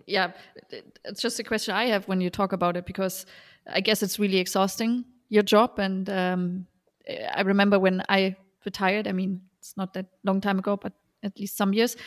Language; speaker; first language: English; non-native, fluent; German